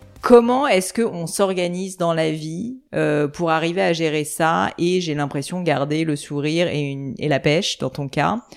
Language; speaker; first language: French; native; French